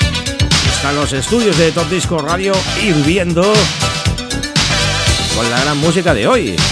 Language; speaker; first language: Spanish; native; Spanish